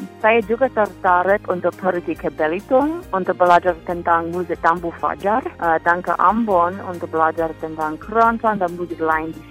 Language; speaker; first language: Indonesian; non-native, fluent; English